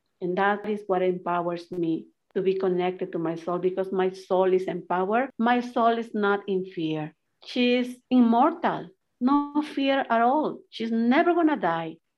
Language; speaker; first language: English; non-native, fluent; Spanish